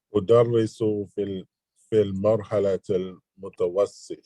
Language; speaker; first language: Arabic; non-native, learner; English